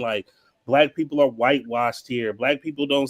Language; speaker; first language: English; native; English